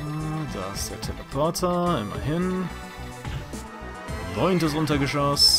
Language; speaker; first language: German; native; German